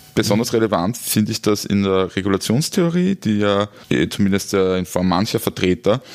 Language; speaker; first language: German; native; German